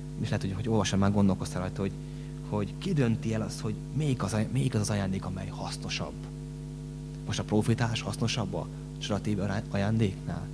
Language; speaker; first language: Hungarian; native; Hungarian